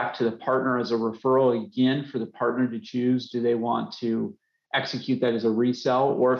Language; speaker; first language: English; native; English